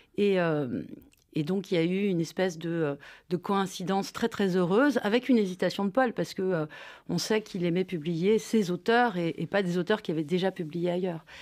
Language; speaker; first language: French; native; French